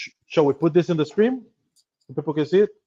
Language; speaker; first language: English; non-native, fluent; Spanish